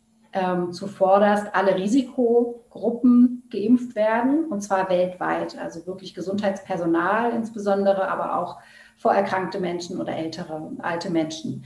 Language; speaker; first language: German; native; German